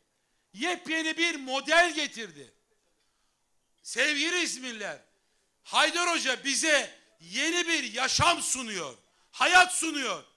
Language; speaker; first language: Turkish; native; Turkish